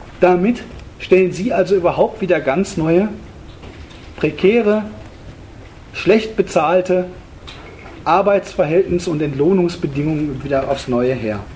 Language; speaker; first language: German; native; German